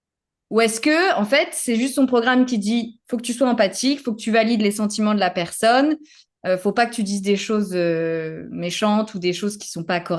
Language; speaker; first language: French; native; French